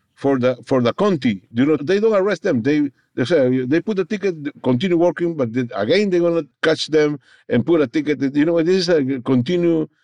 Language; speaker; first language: English; non-native, learner; Spanish